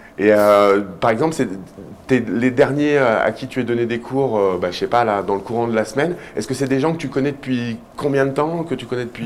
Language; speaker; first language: French; native; French